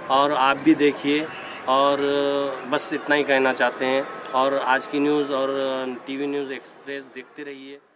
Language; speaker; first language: Hindi; non-native, local second language; Marathi